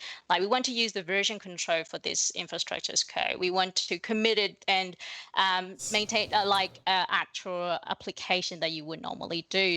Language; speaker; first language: English; non-native, fluent; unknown